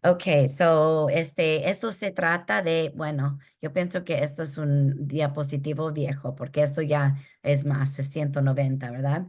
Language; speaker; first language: Spanish; early bilingual, heritage; Spanish